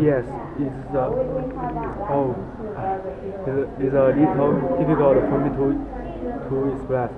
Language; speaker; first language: English; non-native, learner; Chinese